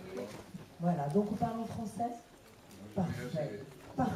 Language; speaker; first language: French; native; French